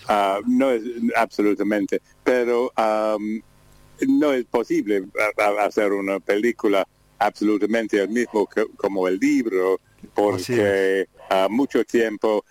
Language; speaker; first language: Spanish; non-native, learner; English